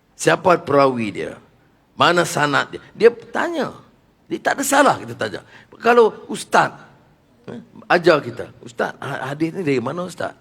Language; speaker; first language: Malay; native; Malay